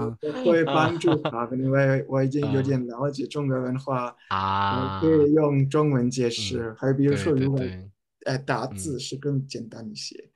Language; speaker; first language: Chinese; non-native, fluent; German